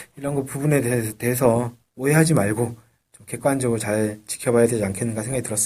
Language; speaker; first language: Korean; native; Korean